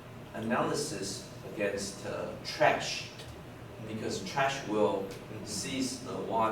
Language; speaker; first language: English; non-native, fluent; Chinese